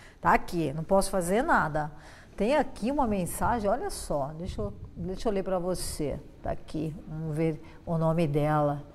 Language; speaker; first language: Portuguese; native; Portuguese